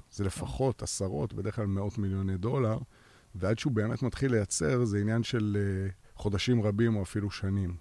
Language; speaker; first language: Hebrew; native; Hebrew